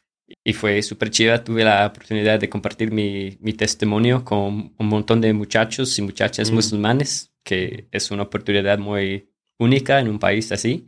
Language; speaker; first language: Spanish; non-native, fluent; English